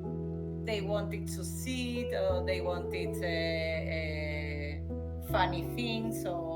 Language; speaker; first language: English; non-native, learner; Spanish